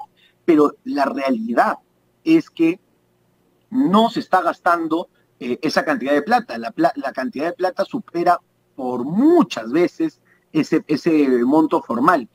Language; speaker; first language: Spanish; native; Spanish